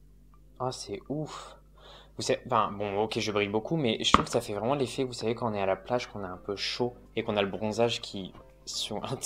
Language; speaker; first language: French; native; French